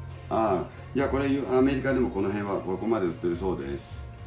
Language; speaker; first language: Japanese; native; Japanese